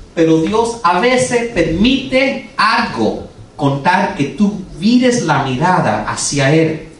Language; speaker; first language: Spanish; early bilingual, heritage; Spanish